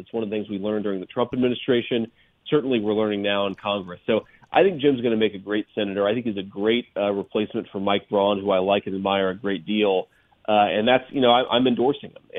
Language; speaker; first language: English; native; English